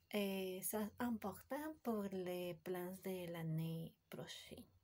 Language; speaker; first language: French; non-native, learner; Spanish